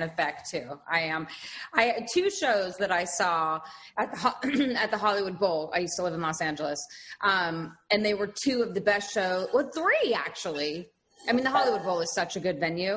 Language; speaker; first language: English; native; English